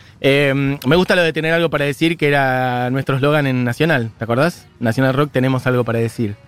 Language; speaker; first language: Spanish; native; Spanish